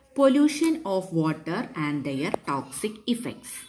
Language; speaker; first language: English; non-native, local second language; Malayalam